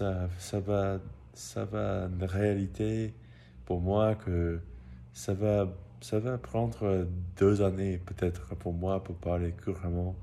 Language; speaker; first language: French; non-native, learner; English